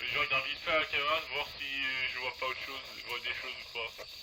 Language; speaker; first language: French; native; French